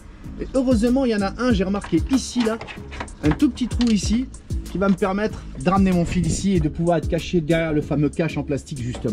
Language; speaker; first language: French; native; French